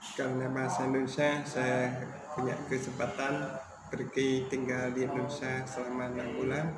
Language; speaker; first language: Indonesian; non-native, fluent; Khmer